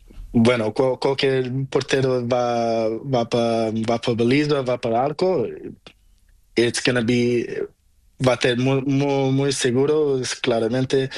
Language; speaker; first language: Spanish; non-native, learner; Portuguese